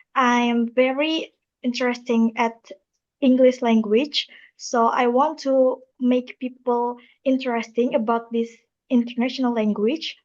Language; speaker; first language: English; non-native, learner; Indonesian